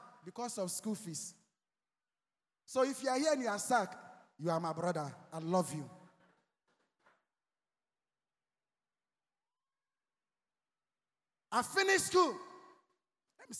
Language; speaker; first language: English; non-native, local second language; Akan